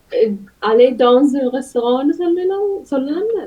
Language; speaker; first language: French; non-native, learner; Tamil